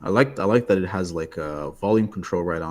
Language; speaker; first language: English; native; English